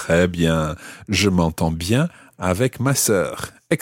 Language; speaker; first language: French; non-native, fluent; English